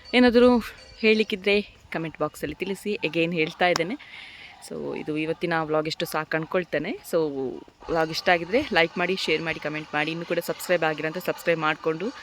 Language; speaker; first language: Kannada; non-native, local second language; Tulu